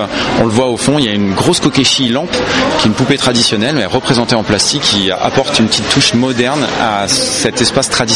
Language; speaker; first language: French; native; French